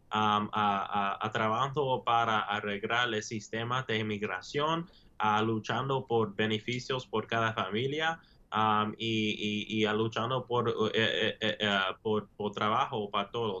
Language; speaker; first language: Spanish; early bilingual, heritage; English